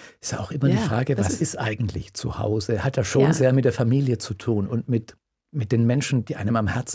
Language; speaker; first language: German; native; German